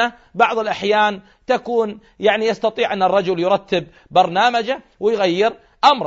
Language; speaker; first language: Arabic; native; Arabic